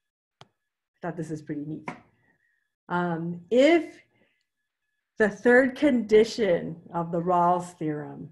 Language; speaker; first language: English; native; English